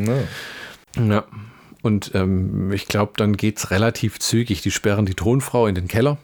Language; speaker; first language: German; native; German